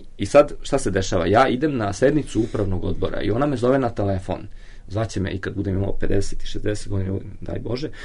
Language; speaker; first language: Serbian; native; Serbian